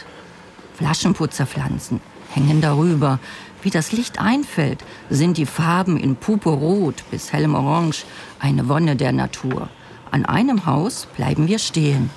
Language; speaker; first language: German; native; German